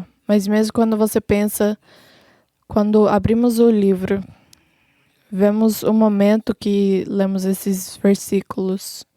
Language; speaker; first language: Portuguese; non-native, fluent; English